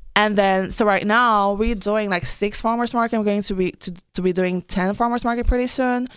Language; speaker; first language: English; non-native, local second language; French